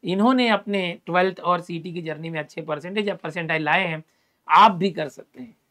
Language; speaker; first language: Hindi; non-native, local second language; Marathi